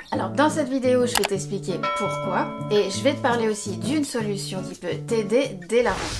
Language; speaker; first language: French; native; French